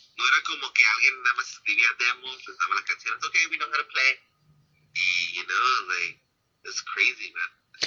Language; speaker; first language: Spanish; early bilingual, heritage; Spanish